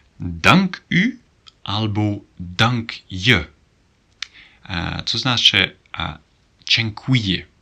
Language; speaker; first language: Polish; non-native, learner; Dutch